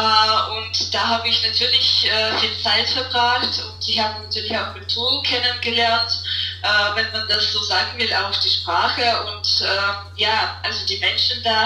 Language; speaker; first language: German; non-native, fluent; Russian